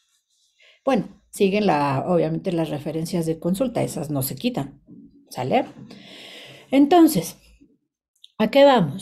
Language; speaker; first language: Spanish; native; Spanish